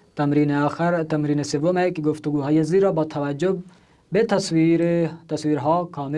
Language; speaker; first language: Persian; non-native, fluent; Urdu